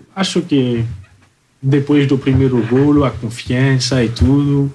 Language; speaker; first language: Portuguese; early bilingual, heritage; Portuguese